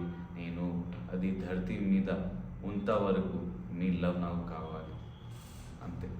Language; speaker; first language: Telugu; non-native, learner; Hindi